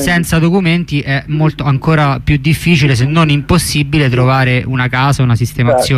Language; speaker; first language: Italian; native; Italian